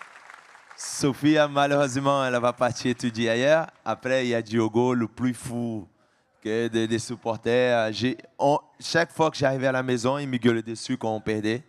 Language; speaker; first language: French; non-native, fluent; Portuguese